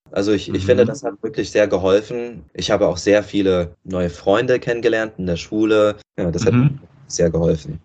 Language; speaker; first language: German; non-native, fluent; English